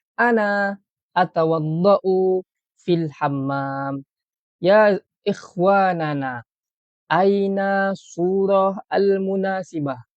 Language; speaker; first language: Arabic; non-native, fluent; Malay